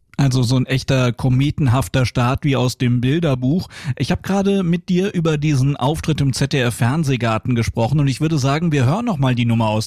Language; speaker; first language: German; native; German